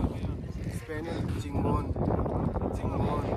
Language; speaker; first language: Spanish; native; Spanish